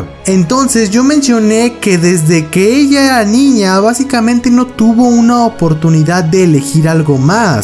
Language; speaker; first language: Spanish; native; Spanish